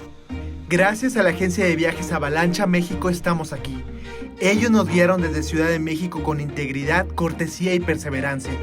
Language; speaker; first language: Spanish; native; Spanish